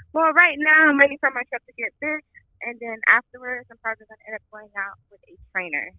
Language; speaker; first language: English; native; English